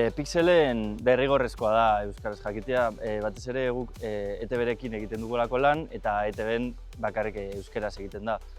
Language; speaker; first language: Basque; non-native, local second language; Spanish